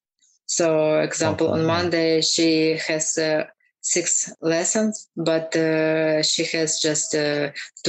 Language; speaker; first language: English; non-native, learner; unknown